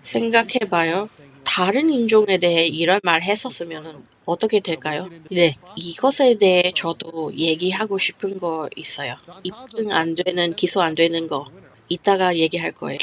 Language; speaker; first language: Korean; non-native, fluent; English